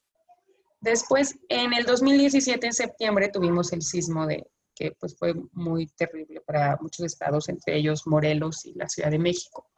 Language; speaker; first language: Spanish; native; Spanish